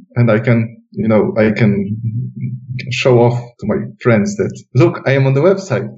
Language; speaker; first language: English; non-native, fluent; Polish